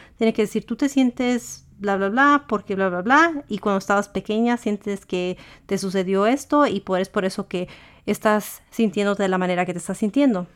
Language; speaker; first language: Spanish; early bilingual, heritage; Spanish